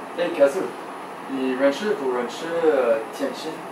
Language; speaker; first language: Chinese; non-native, learner; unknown